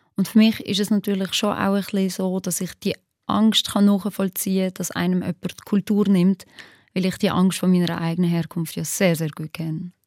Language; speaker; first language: German; early bilingual, other home language; Albanian